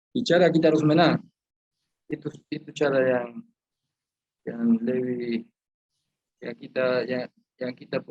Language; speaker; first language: Indonesian; non-native, fluent; Spanish